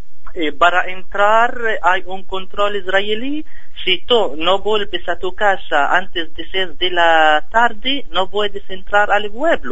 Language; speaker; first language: Spanish; non-native, fluent; Arabic